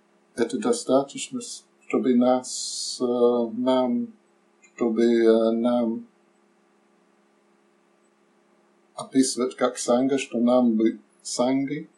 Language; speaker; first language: Russian; non-native, learner; English